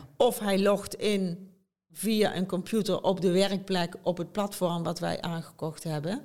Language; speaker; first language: Dutch; native; Dutch